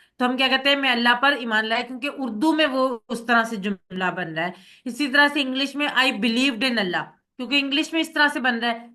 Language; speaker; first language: Urdu; native; Urdu